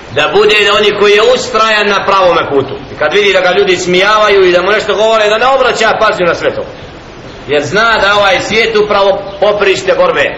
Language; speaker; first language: Bosnian; native; Bosnian